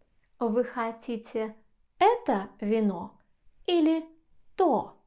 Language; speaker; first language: Russian; non-native, fluent; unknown